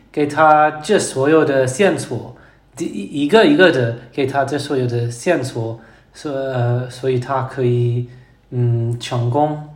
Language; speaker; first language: Chinese; non-native, learner; English